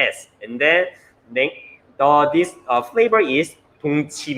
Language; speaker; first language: English; non-native, learner; Korean